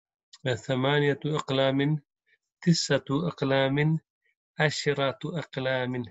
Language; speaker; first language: Arabic; non-native, learner; English